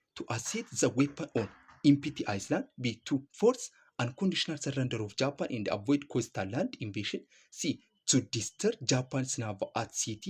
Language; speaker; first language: English; non-native, local second language; Amharic